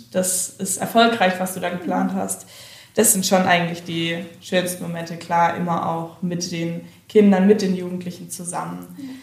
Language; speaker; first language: German; native; German